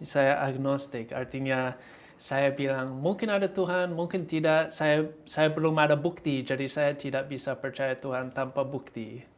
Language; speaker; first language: Indonesian; non-native, fluent; English